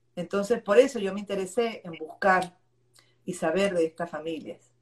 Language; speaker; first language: Spanish; native; Spanish